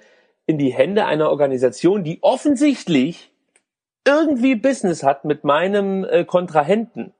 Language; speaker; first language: German; native; German